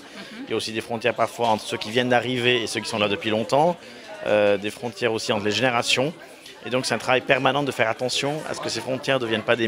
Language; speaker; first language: French; native; French